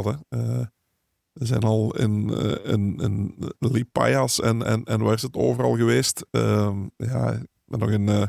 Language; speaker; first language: Dutch; native; Dutch